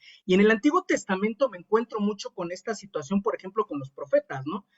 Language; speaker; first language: Spanish; native; Spanish